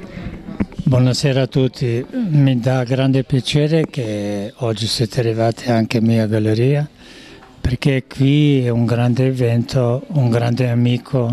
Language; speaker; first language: Italian; non-native, learner; Serbian